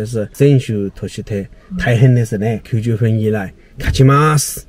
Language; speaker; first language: Japanese; non-native, learner; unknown